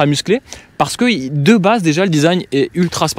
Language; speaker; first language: French; native; French